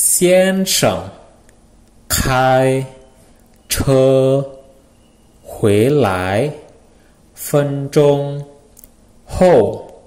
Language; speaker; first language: Chinese; non-native, fluent; Indonesian